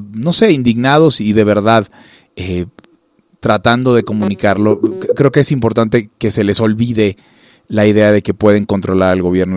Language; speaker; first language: Spanish; native; Spanish